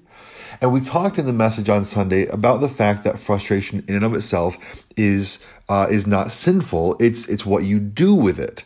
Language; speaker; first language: English; native; English